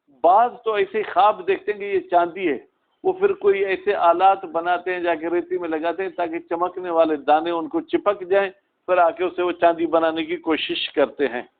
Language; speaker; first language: Urdu; non-native, local second language; Sindhi